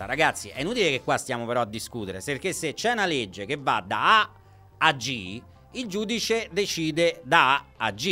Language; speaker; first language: Italian; native; Italian